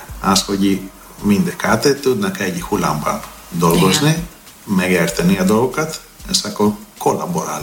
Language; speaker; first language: Hungarian; non-native, learner; Greek